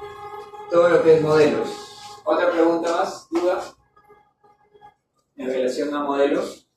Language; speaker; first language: Spanish; native; Spanish